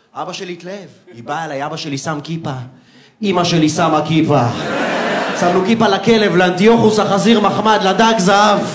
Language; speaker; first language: Hebrew; early bilingual, other home language; Russian